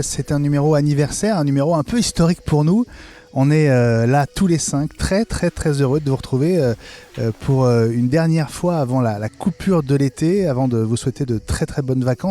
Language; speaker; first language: French; native; French